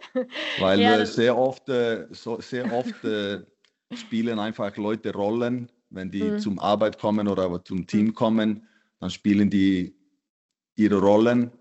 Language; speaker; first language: German; non-native, fluent; Icelandic